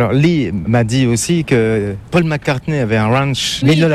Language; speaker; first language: French; native; French